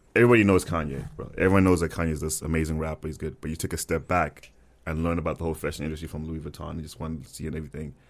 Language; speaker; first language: English; non-native, local second language; Tswana